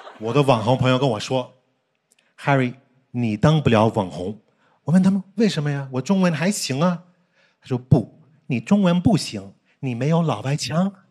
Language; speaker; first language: Chinese; early bilingual, heritage; Chinese